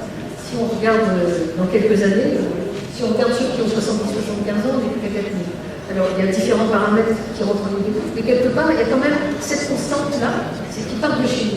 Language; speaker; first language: French; native; French